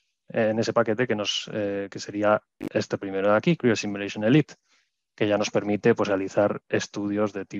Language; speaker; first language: Spanish; native; Spanish